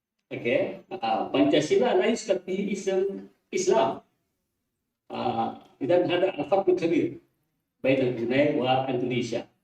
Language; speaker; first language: Arabic; non-native, fluent; Indonesian